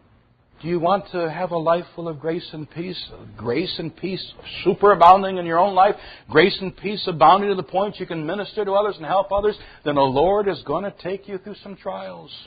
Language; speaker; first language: English; native; English